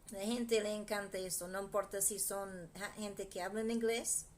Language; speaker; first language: Spanish; non-native, fluent; English